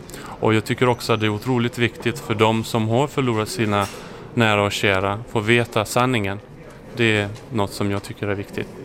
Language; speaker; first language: Swedish; non-native, fluent; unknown